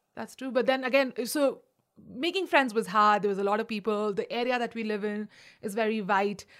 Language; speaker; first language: English; non-native, local second language; Hindi